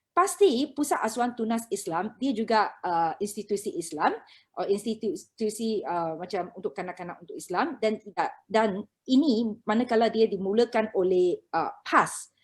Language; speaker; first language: Malay; non-native, local second language; Chinese